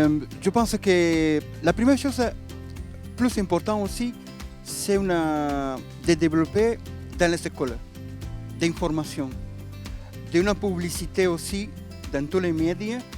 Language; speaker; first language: French; non-native, learner; Spanish